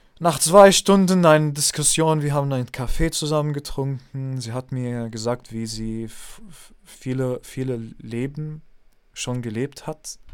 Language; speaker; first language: German; non-native, fluent; English